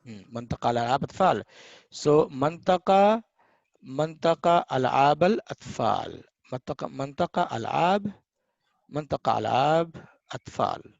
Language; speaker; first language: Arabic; non-native, fluent; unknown